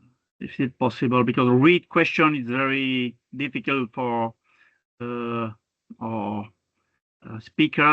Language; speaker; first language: English; non-native, fluent; French